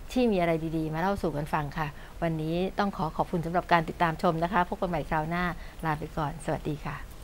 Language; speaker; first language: Thai; native; Thai